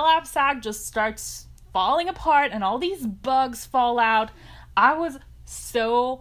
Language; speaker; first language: English; non-native, fluent; French